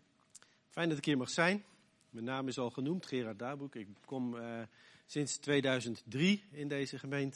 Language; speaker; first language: Dutch; native; Dutch